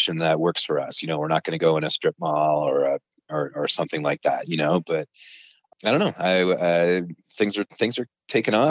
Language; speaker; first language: English; native; English